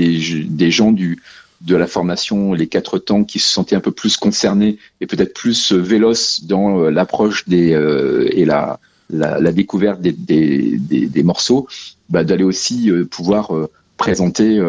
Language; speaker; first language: French; native; French